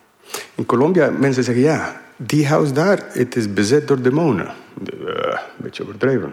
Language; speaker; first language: Dutch; non-native, fluent; English